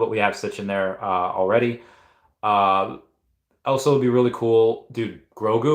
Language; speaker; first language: English; native; English